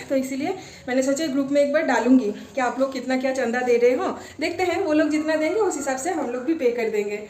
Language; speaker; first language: Hindi; non-native, local second language; Bangla